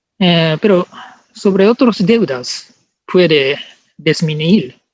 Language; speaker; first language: Spanish; non-native, learner; Japanese